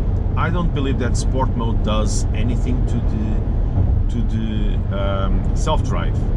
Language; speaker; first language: English; non-native, fluent; Portuguese